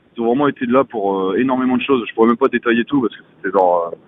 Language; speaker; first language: French; native; French